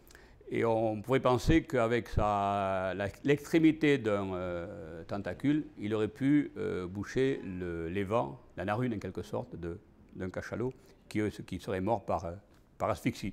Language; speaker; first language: French; native; French